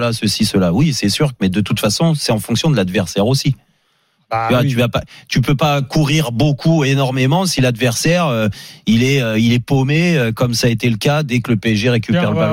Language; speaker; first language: French; native; French